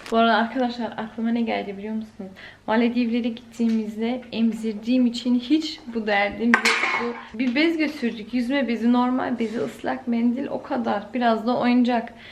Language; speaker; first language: Turkish; early bilingual, heritage; Turkish